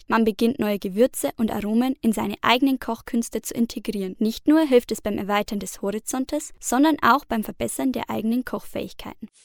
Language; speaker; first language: German; native; German